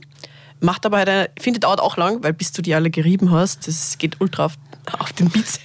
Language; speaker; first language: German; native; German